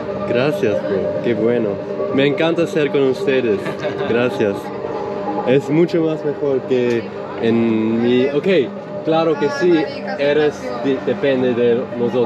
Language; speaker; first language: Spanish; non-native, learner; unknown